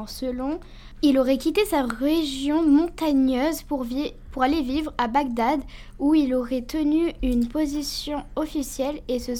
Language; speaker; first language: French; native; French